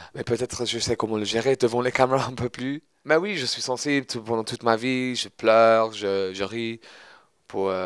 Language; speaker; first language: French; non-native, fluent; English